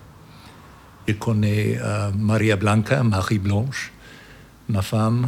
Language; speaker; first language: French; non-native, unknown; English